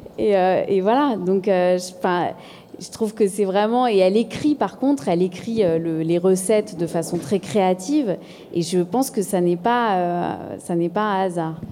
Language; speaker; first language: French; native; French